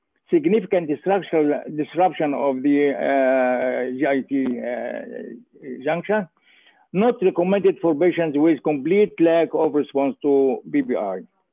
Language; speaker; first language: English; non-native, fluent; Arabic